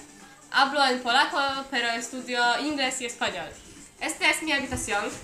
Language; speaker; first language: Spanish; non-native, learner; Polish